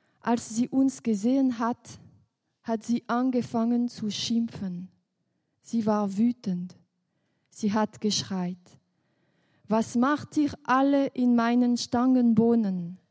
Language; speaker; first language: German; non-native, local second language; French